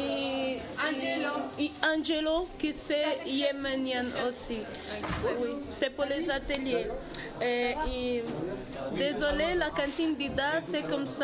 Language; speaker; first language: French; non-native, learner; Arabic